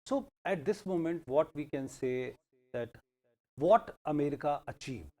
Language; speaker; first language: English; non-native, local second language; Hindi